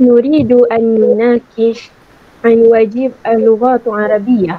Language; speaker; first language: Arabic; non-native, learner; Malay